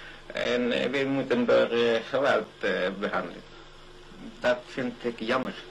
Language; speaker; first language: Dutch; non-native, local second language; Malay